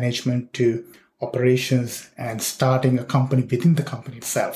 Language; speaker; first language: English; non-native, local second language; Sinhala